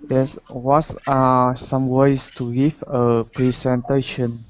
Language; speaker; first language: English; non-native, learner; Vietnamese